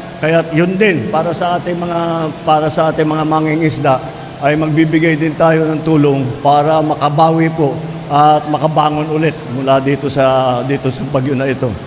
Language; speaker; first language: Filipino; native; Filipino